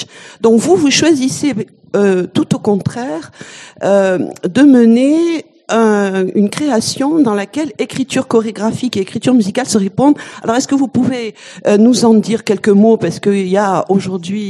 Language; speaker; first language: French; native; French